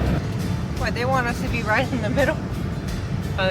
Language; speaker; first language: English; native; English